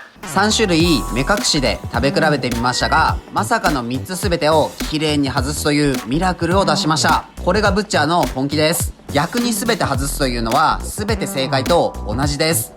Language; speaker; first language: Japanese; native; Japanese